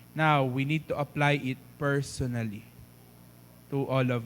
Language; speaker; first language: English; non-native, fluent; Filipino